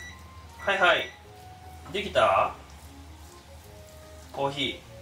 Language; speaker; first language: Japanese; native; Japanese